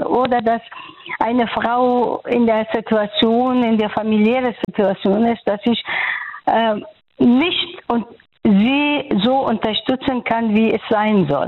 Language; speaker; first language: German; non-native, fluent; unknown